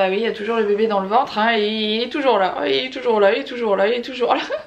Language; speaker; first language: French; native; French